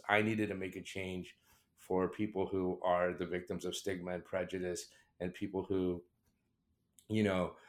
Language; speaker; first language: English; native; English